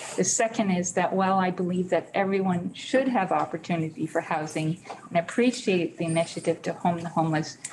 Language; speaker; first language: English; native; English